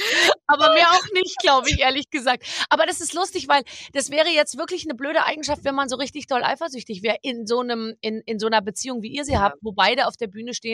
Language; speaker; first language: German; native; German